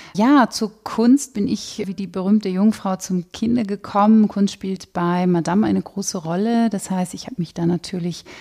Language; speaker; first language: German; native; German